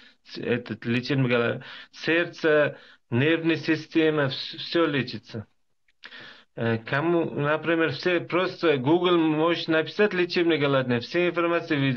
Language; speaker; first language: Russian; non-native, local second language; Uzbek